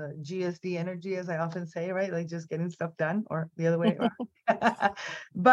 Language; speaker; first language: English; non-native, fluent; Spanish